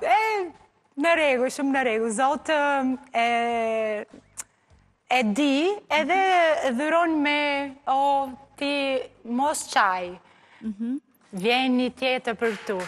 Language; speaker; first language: Albanian; non-native, learner; Portuguese